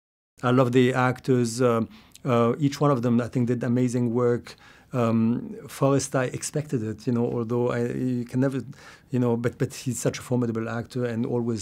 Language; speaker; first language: English; non-native, fluent; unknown